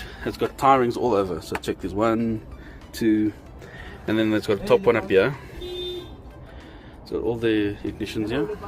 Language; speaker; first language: English; native; English